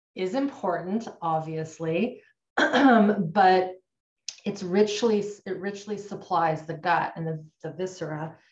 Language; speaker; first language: English; native; English